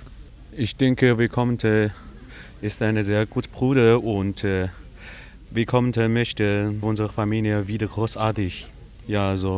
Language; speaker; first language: German; non-native, learner; Chinese